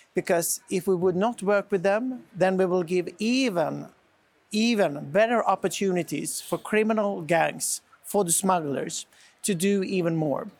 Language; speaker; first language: English; non-native, fluent; Swedish